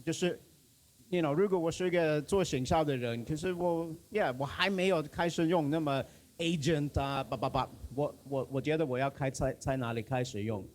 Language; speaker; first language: Chinese; non-native, fluent; Swedish